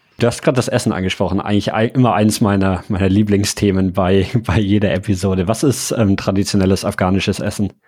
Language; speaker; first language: German; native; German